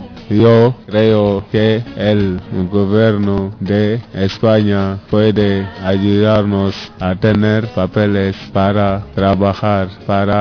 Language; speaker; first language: Spanish; non-native, learner; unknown